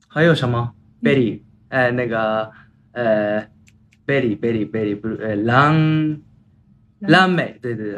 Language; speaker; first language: Chinese; non-native, learner; Japanese